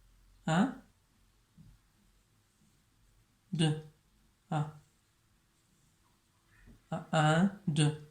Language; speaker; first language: French; non-native, learner; Chinese